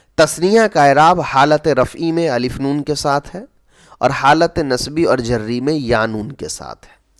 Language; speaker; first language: Urdu; native; Urdu